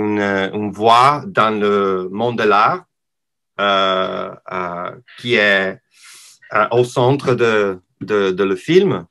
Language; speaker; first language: French; non-native, learner; English